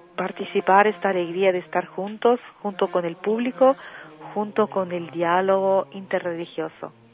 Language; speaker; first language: Spanish; non-native, fluent; Portuguese